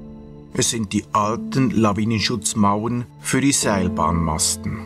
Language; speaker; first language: German; native; German